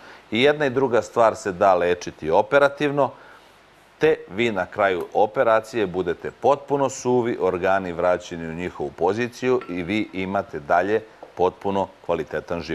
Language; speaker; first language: Croatian; native; Croatian